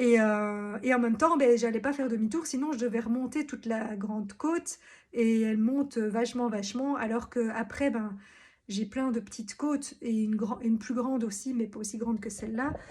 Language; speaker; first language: French; native; French